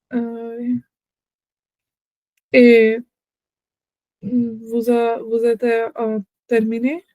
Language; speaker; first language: French; non-native, learner; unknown